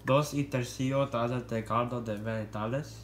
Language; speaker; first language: Spanish; non-native, learner; English